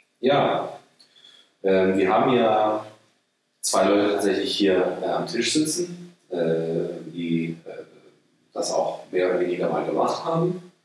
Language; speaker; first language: German; native; German